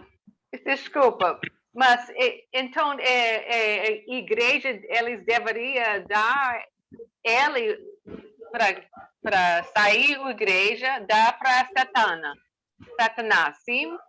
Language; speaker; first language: Portuguese; non-native, learner; English